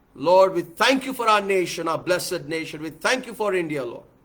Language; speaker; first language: English; non-native, local second language; Telugu